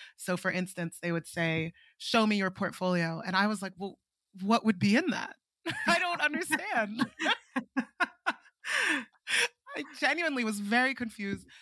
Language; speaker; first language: English; non-native, local second language; Igbo